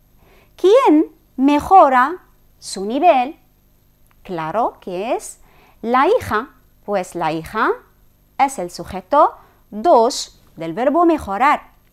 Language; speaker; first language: Spanish; non-native, fluent; Arabic